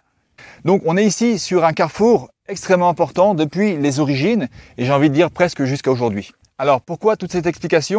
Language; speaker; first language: French; native; French